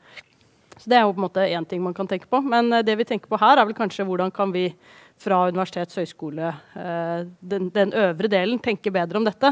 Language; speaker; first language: Norwegian; native; Norwegian